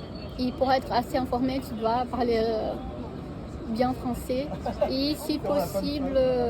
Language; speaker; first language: French; non-native, fluent; Portuguese